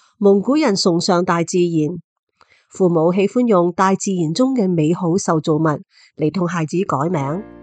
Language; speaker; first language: Chinese; non-native, local second language; Cantonese